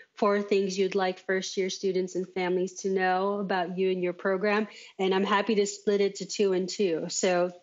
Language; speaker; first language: English; native; English